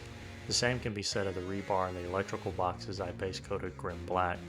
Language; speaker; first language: English; native; English